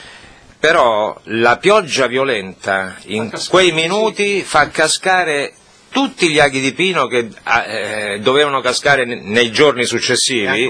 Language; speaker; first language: Italian; native; Italian